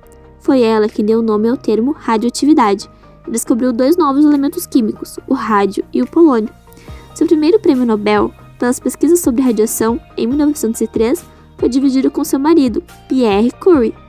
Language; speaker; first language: Portuguese; native; Portuguese